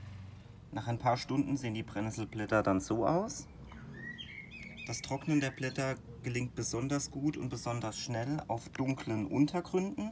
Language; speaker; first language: German; native; German